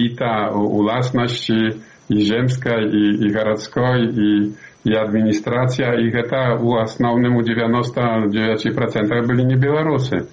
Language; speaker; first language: Polish; non-native, learner; Belarusian